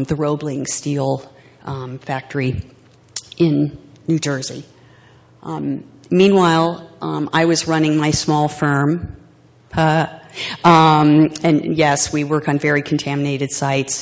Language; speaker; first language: English; native; English